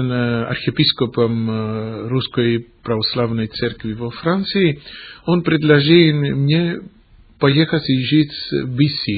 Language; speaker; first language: Russian; non-native, fluent; Greek